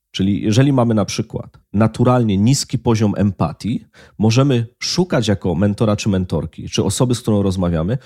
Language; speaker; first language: Polish; native; Polish